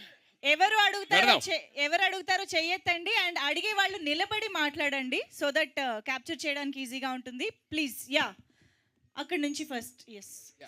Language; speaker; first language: Telugu; native; Telugu